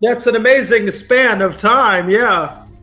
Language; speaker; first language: English; native; English